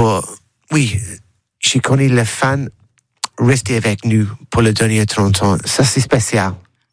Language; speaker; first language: French; non-native, learner; English